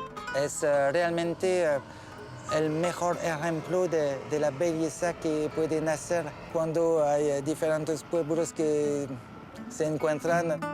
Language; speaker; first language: Spanish; non-native, learner; French